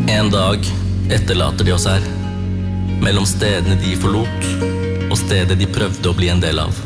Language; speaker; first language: Norwegian; early bilingual, other home language; Tamil